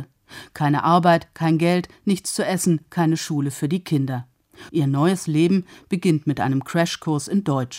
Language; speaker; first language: German; native; German